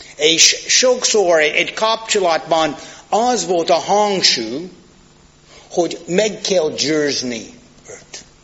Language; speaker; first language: Hungarian; non-native, fluent; English